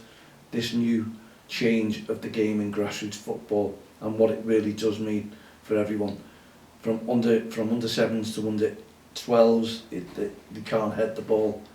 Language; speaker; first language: English; native; English